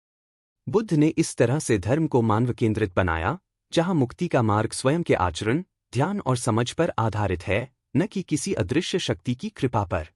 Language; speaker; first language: Hindi; native; Hindi